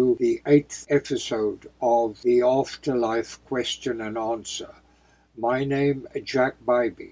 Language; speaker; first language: English; native; English